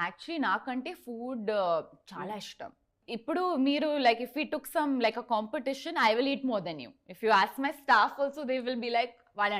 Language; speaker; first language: Telugu; non-native, learner; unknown